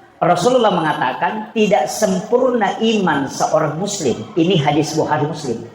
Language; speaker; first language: Indonesian; non-native, local second language; Buginese